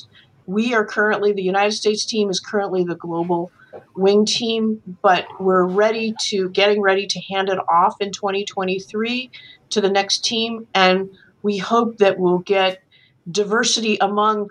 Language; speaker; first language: English; native; English